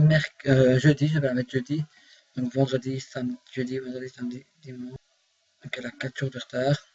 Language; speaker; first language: French; native; French